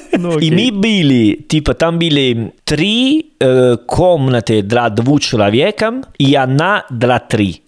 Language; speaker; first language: Russian; non-native, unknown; Italian